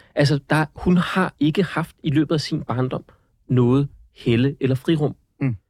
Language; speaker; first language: Danish; early bilingual, other home language; Central Kurdish